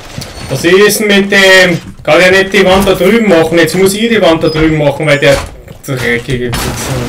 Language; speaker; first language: German; native; German